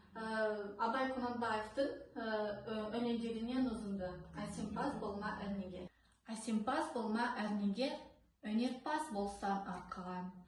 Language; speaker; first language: Kazakh; non-native, local second language; Russian